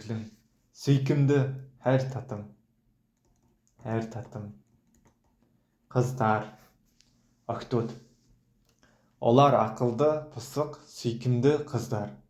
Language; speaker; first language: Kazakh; non-native, fluent; Mongolian